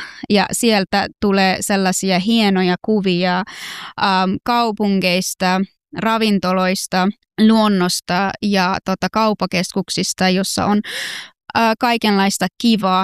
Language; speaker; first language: Finnish; non-native, fluent; Persian